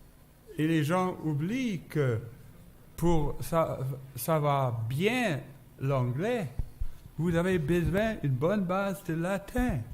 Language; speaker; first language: French; non-native, fluent; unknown